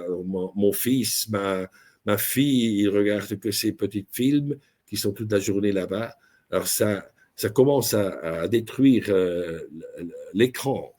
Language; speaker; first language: French; non-native, local second language; German